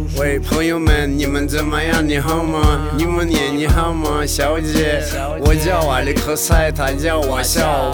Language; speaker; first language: Chinese; non-native, learner; Russian